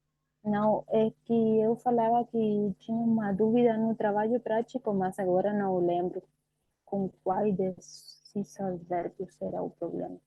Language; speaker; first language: Portuguese; non-native, learner; Spanish